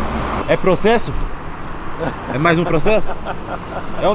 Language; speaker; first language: Portuguese; native; Portuguese